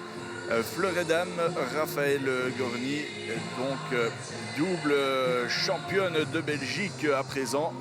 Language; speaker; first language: French; native; French